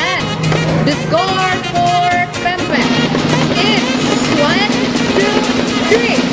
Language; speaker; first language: English; non-native, fluent; Indonesian